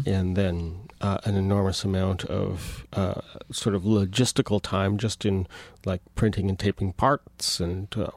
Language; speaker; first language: English; native; English